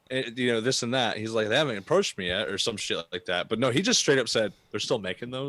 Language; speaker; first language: English; native; English